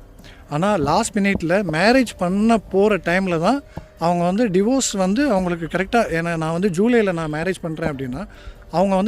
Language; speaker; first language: Tamil; native; Tamil